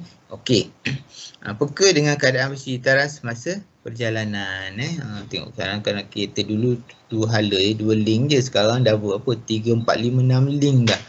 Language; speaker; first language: Malay; native; Malay